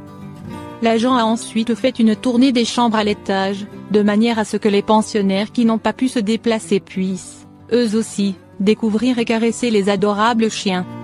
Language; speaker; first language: French; native; French